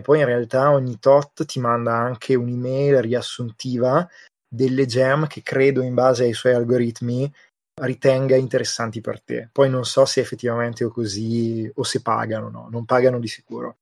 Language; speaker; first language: Italian; native; Italian